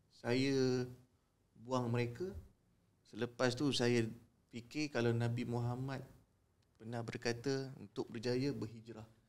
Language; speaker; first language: Malay; native; Malay